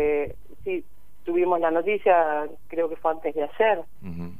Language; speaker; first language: Spanish; native; Spanish